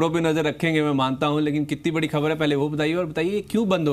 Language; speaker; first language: Hindi; native; Hindi